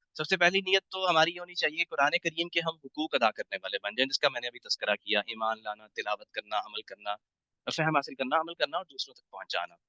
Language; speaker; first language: Urdu; native; Urdu